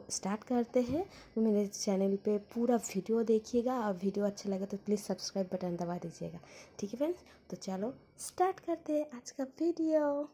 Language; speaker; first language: Hindi; non-native, local second language; Bangla